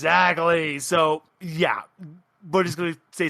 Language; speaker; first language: English; native; English